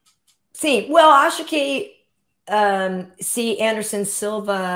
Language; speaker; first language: Portuguese; non-native, learner; English